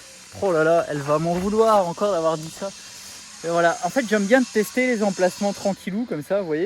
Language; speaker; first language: French; native; French